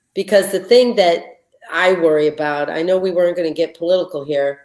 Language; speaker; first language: English; native; English